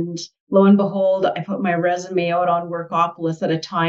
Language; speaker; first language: English; native; English